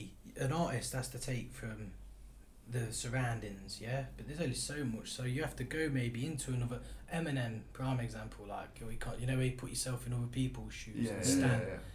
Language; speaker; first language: English; native; English